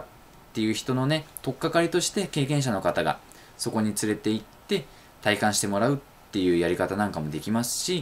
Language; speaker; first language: Japanese; native; Japanese